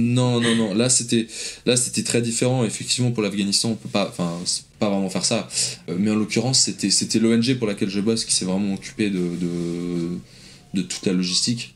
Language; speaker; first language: French; native; French